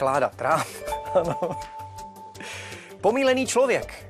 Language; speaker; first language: Czech; native; Czech